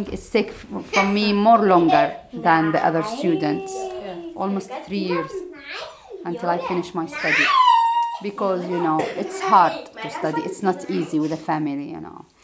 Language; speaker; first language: English; non-native, fluent; Arabic